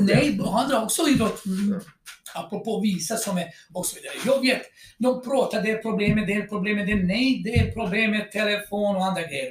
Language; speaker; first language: Swedish; non-native, fluent; Croatian